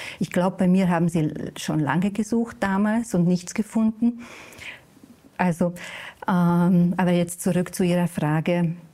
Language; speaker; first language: German; non-native, fluent; Hungarian